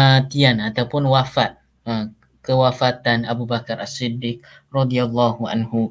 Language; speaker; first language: Malay; native; Malay